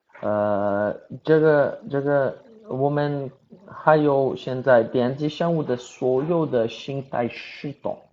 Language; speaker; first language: Chinese; non-native, learner; Portuguese